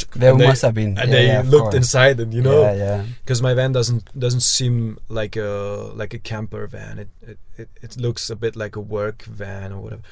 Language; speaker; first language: English; non-native, fluent; German